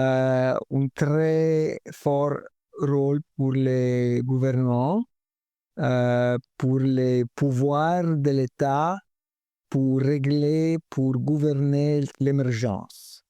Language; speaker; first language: French; non-native, fluent; Italian